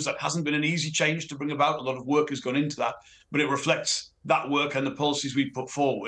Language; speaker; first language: English; native; English